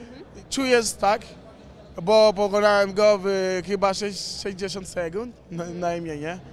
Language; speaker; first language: Polish; non-native, learner; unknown